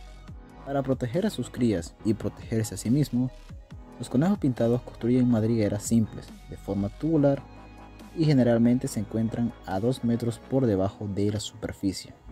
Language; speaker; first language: Spanish; native; Spanish